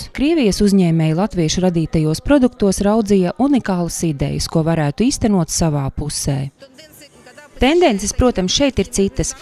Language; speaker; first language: Latvian; native; Latvian